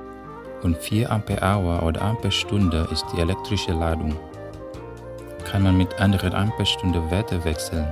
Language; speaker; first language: German; non-native, fluent; Indonesian